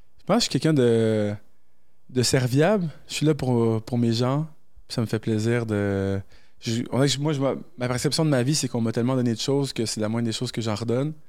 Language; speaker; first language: French; early bilingual, other home language; Arabic